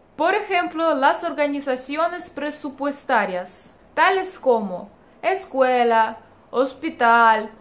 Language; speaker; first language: Spanish; non-native, fluent; Russian